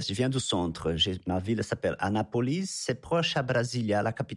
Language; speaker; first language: French; non-native, fluent; Portuguese